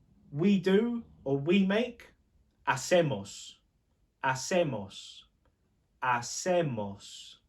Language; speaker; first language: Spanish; non-native, fluent; English